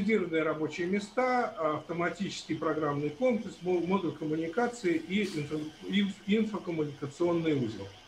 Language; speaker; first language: Russian; native; Russian